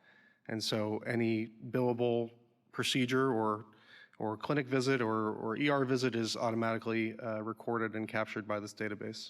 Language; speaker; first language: English; native; English